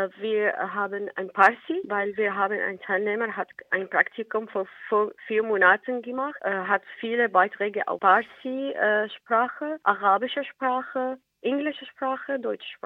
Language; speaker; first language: German; non-native, learner; Arabic